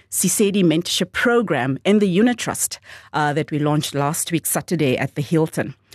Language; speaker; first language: English; non-native, local second language; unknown